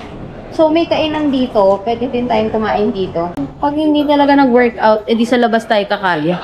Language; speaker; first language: Filipino; native; Filipino